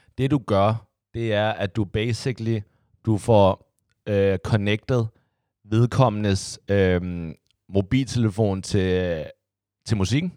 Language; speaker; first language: Danish; non-native, fluent; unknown